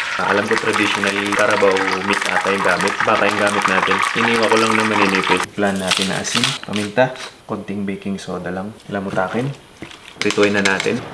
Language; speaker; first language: Filipino; non-native, local second language; Iloko